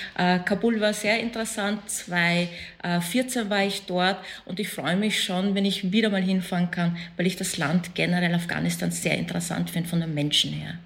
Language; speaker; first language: German; early bilingual, other home language; Persian